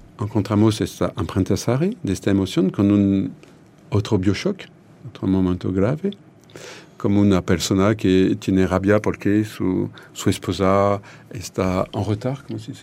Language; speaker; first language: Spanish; non-native, learner; French